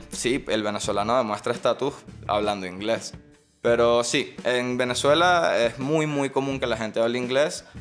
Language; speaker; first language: Spanish; native; Spanish